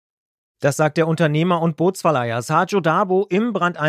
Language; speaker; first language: German; native; German